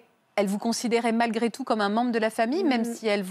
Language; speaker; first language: French; native; French